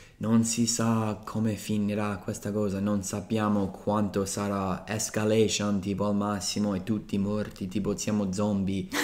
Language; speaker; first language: Italian; non-native, fluent; English